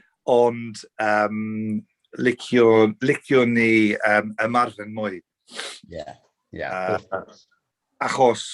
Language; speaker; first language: Welsh; non-native, learner; English